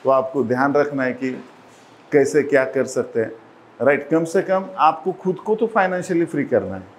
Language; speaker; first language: Hindi; non-native, local second language; Marathi